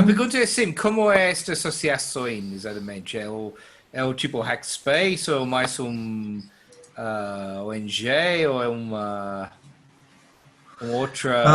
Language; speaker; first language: Portuguese; non-native, learner; English